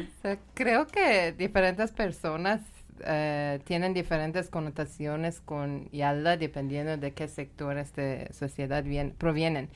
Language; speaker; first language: Spanish; non-native, learner; Persian